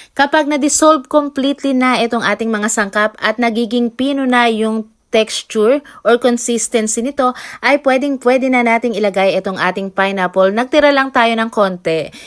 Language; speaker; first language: Filipino; native; Filipino